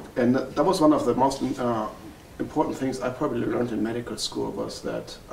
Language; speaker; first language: English; non-native, fluent; German